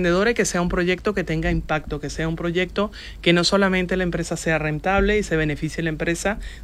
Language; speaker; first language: Spanish; native; Spanish